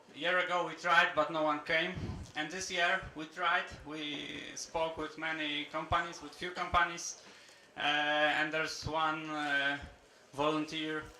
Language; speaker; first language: English; non-native, fluent; Polish